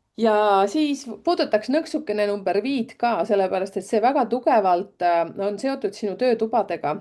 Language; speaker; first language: Estonian; native; Estonian